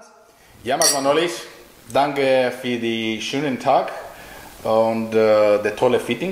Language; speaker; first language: German; non-native, fluent; Greek